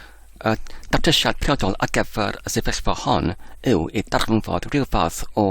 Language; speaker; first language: Welsh; non-native, fluent; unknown